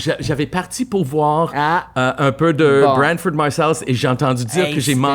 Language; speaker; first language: French; non-native, fluent; English